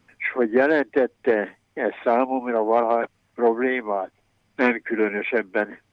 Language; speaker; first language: Hungarian; native; Hungarian